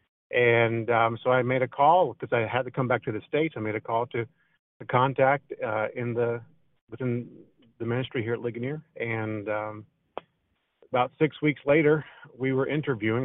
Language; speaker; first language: English; native; English